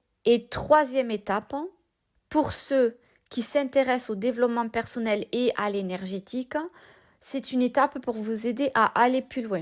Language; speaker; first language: French; native; French